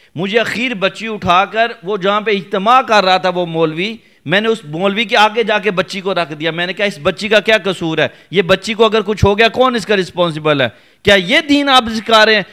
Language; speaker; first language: Urdu; non-native, local second language; Punjabi